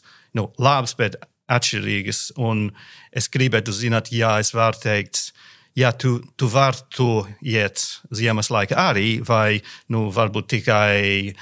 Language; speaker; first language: Latvian; non-native, learner; English